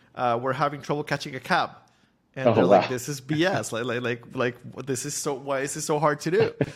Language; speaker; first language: English; non-native, fluent; Spanish